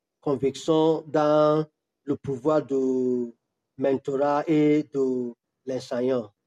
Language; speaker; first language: French; non-native, learner; Yoruba